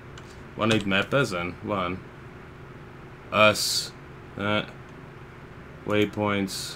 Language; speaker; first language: Hungarian; early bilingual, heritage; Hungarian